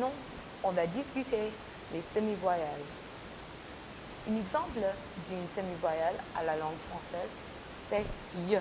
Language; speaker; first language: French; non-native, learner; English